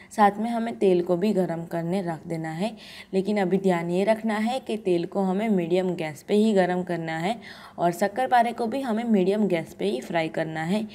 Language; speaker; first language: Hindi; non-native, local second language; Gujarati